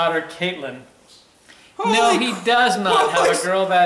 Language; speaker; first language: English; native; English